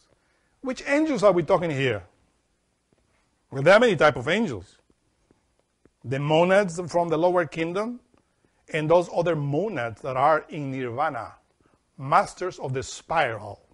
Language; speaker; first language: English; non-native, fluent; Spanish